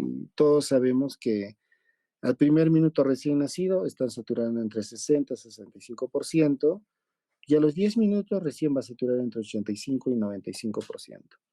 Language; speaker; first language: Spanish; native; Spanish